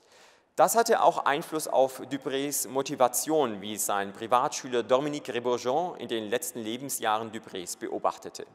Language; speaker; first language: German; native; German